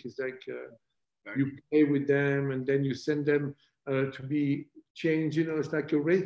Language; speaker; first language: English; non-native, fluent; French